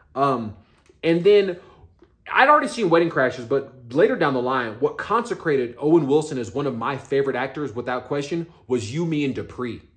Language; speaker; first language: English; native; English